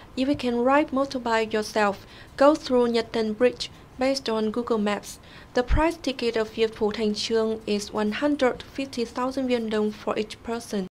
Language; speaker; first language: English; non-native, fluent; Vietnamese